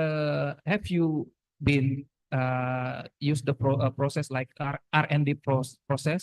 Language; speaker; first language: English; non-native, fluent; Indonesian